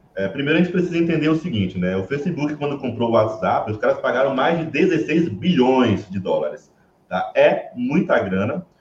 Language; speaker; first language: Portuguese; native; Portuguese